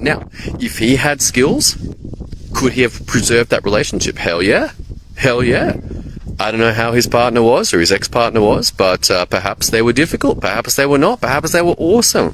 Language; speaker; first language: English; native; English